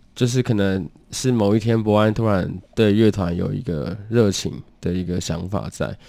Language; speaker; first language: Chinese; native; Chinese